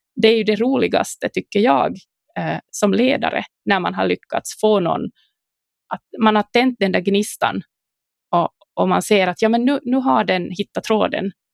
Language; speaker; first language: Swedish; native; Swedish